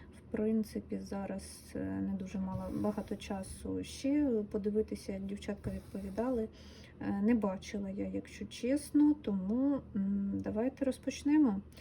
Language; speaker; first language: Ukrainian; non-native, local second language; Russian